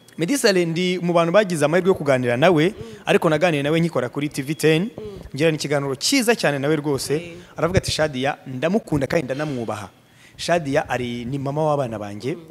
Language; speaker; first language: Kinyarwanda; native; Kinyarwanda